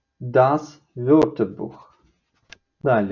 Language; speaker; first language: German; non-native, fluent; Ukrainian